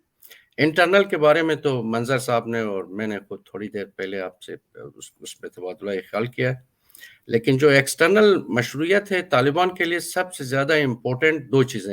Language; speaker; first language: Hindi; non-native, fluent; Persian